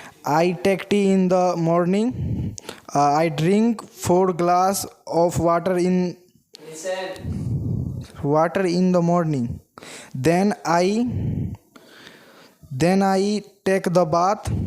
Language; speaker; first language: English; non-native, learner; Hindi